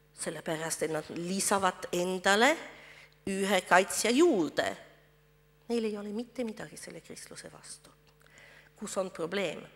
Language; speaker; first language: Estonian; non-native, fluent; French